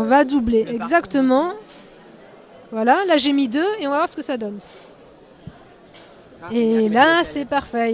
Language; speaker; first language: French; native; French